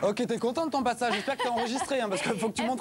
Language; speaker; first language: French; native; French